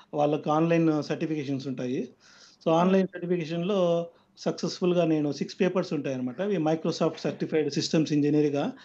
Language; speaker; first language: Telugu; native; Telugu